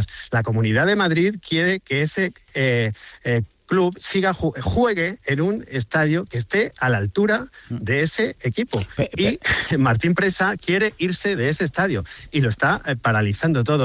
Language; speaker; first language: Spanish; native; Spanish